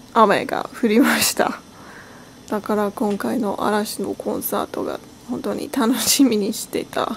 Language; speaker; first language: Japanese; non-native, learner; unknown